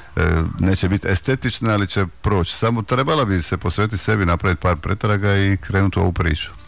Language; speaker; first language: Croatian; native; Croatian